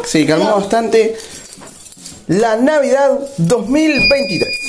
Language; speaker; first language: Spanish; native; Spanish